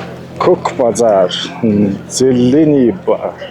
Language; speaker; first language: Russian; non-native, learner; Mongolian